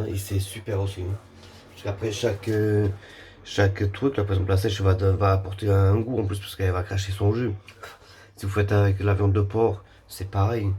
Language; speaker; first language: French; native; French